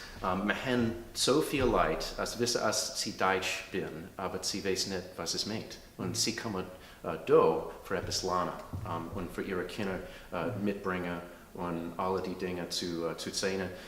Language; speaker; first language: German; early bilingual, heritage; English